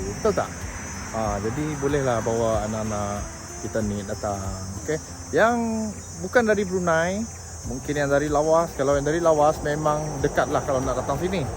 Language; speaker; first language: Malay; non-native, local second language; Iban